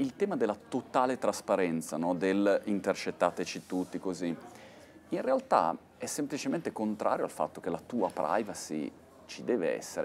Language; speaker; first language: Italian; native; Italian